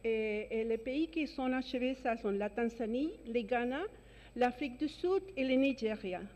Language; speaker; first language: French; non-native, fluent; Spanish